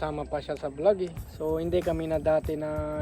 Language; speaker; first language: Filipino; non-native, learner; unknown